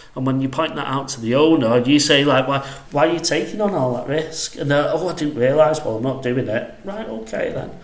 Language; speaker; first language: English; native; English